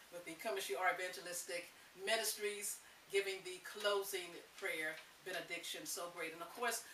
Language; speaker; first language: English; native; English